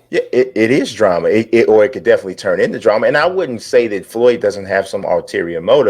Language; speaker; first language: English; native; English